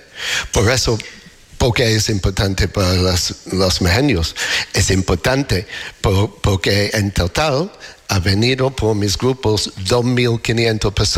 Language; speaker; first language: Spanish; non-native, learner; English